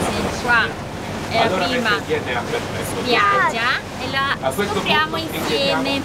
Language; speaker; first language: Italian; native; Italian